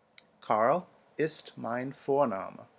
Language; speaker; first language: German; non-native, fluent; English